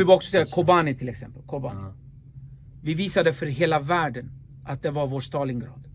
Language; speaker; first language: Swedish; early bilingual, other home language; Kurdish